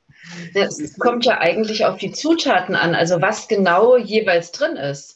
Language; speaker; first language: German; native; German